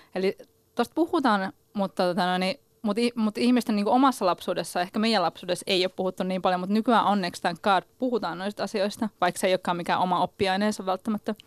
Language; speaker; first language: Finnish; native; Finnish